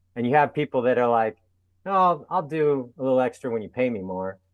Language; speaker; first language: English; native; English